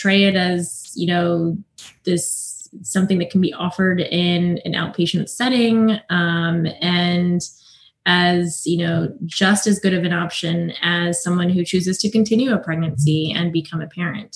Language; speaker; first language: English; native; English